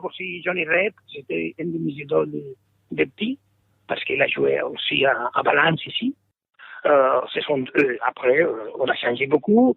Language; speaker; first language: French; non-native, fluent; Spanish